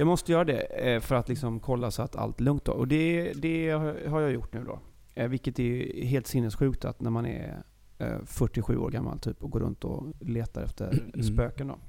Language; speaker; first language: Swedish; native; Swedish